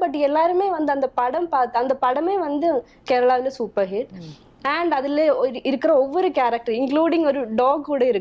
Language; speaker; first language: Tamil; non-native, local second language; Malayalam